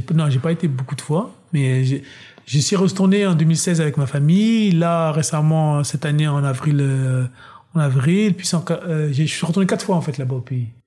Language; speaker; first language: French; native; French